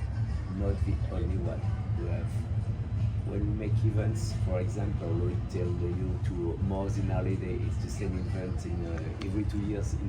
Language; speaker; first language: English; non-native, learner; French